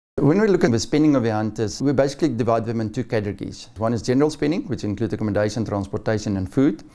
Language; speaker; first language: English; non-native, local second language; Afrikaans